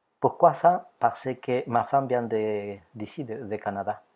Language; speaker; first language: French; non-native, fluent; Spanish